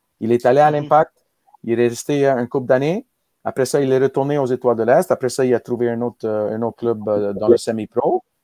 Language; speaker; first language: French; native; French